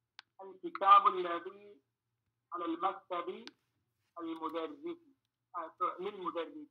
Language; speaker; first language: Arabic; non-native, learner; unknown